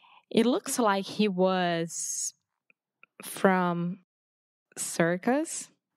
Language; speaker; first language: English; non-native, fluent; Portuguese